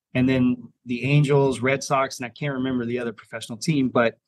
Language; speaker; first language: English; native; English